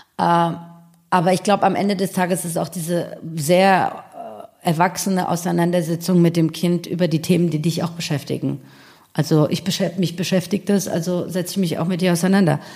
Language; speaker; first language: German; early bilingual, other home language; Persian